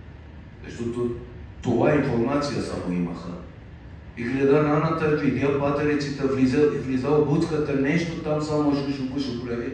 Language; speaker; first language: Bulgarian; non-native, fluent; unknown